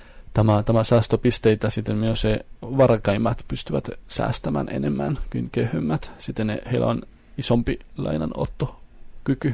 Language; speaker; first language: Finnish; non-native, fluent; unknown